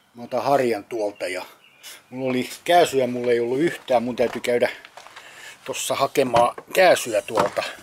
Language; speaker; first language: Finnish; native; Finnish